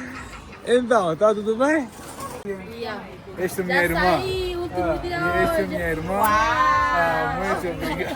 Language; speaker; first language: Portuguese; non-native, learner; Urdu